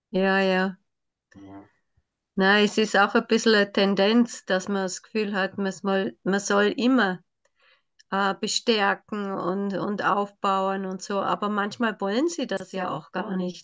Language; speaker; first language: German; non-native, fluent; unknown